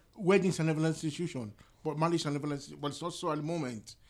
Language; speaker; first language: English; non-native, local second language; Yoruba